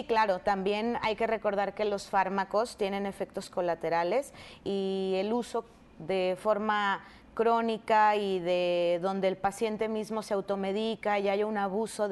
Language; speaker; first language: Spanish; native; Spanish